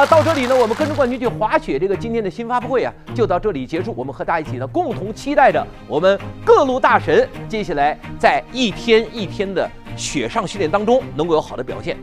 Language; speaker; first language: Chinese; native; Chinese